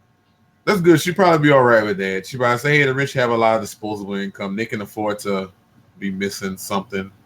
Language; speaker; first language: English; native; English